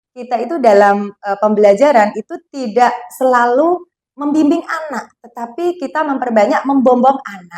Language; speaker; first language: Indonesian; non-native, local second language; Javanese